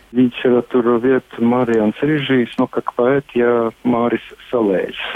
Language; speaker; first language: Russian; non-native, local second language; Latvian